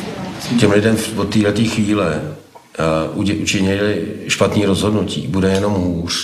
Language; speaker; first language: Czech; native; Czech